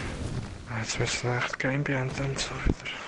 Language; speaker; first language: German; native; German